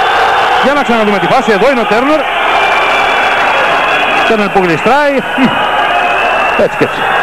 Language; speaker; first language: Greek; native; Greek